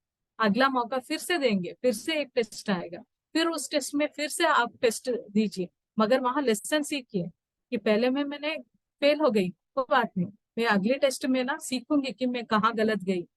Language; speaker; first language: Hindi; native; Hindi